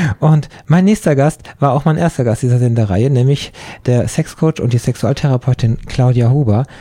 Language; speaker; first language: German; native; German